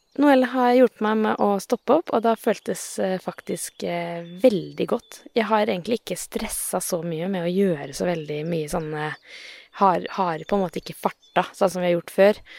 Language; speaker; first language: Norwegian; native; Norwegian